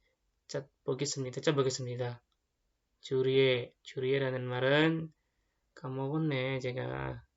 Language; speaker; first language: Korean; non-native, fluent; Indonesian